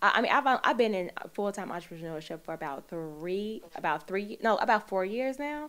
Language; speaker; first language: English; native; English